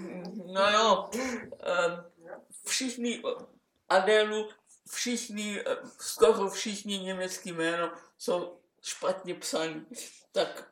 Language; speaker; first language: Czech; non-native, local second language; German